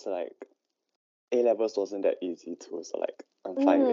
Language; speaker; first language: English; non-native, local second language; Cantonese